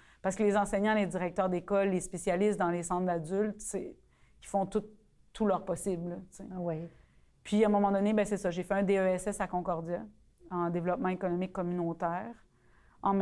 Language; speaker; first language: French; native; French